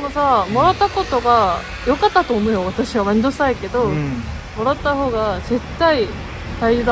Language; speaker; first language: Japanese; non-native, learner; Korean